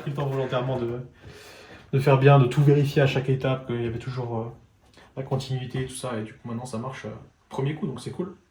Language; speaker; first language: French; native; French